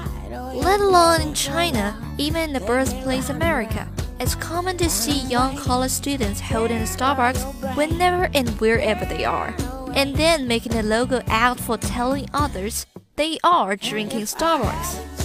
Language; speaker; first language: English; non-native, fluent; Chinese